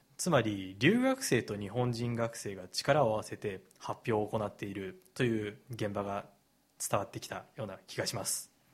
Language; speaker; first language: Japanese; native; Japanese